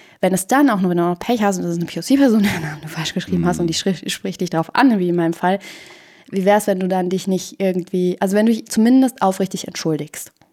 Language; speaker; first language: German; early bilingual, other home language; Persian